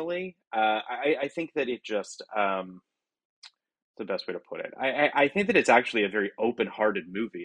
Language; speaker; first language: English; native; English